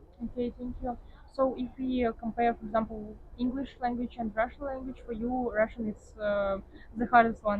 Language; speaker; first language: English; non-native, fluent; Russian